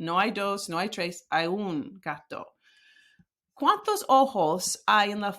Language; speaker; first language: Spanish; non-native, fluent; English